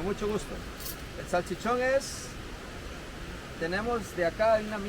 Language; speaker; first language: Spanish; native; Spanish